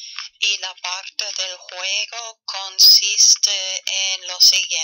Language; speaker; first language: Spanish; non-native, fluent; German